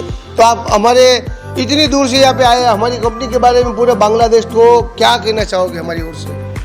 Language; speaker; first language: Hindi; non-native, local second language; Gujarati